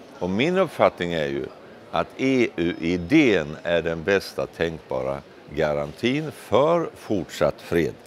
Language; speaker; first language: Swedish; native; Swedish